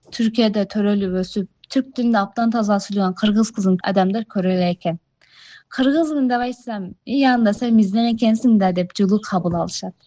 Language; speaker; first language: Kyrgyz; early bilingual, heritage; Kyrgyz